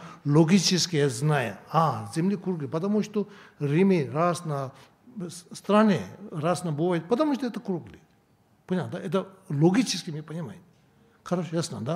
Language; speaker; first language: Russian; non-native, learner; Tibetan